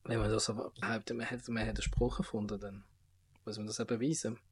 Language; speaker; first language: German; native; German